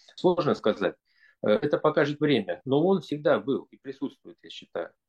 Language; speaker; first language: Russian; native; Russian